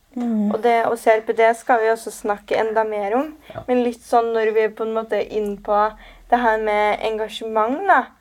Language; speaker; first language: Norwegian; native; Norwegian